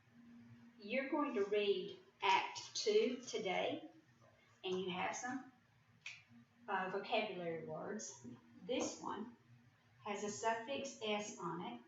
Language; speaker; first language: English; native; English